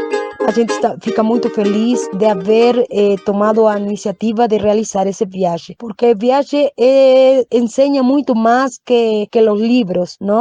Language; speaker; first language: Portuguese; non-native, learner; Spanish